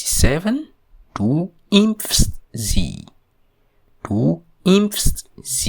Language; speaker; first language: German; non-native, fluent; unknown